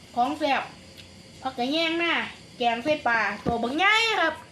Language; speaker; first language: Thai; native; Thai